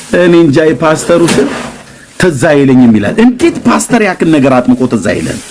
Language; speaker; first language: Amharic; native; Amharic